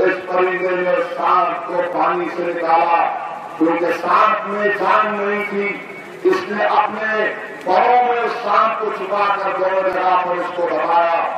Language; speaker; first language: Urdu; native; Urdu